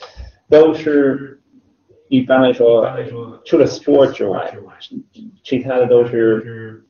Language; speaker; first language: Chinese; non-native, fluent; English